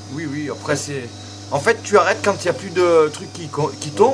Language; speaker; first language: French; native; French